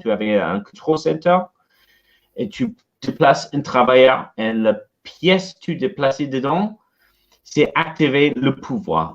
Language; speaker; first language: French; non-native, learner; English